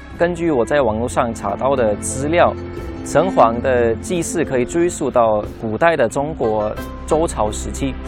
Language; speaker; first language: Chinese; non-native, fluent; German